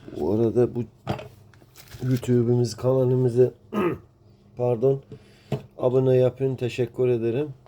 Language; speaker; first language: Turkish; non-native, learner; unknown